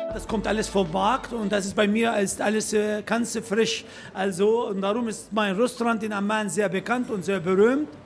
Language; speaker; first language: German; non-native, learner; Arabic